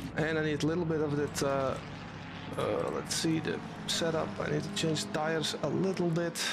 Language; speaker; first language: English; non-native, fluent; Dutch